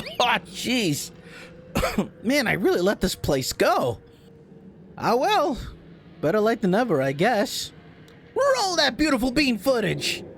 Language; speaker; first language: English; native; English